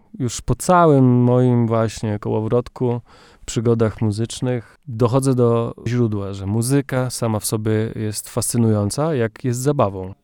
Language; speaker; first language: Polish; native; Polish